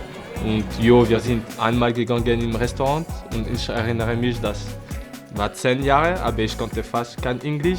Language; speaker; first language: German; non-native, learner; French